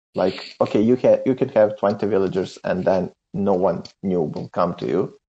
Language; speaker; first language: English; non-native, fluent; Serbian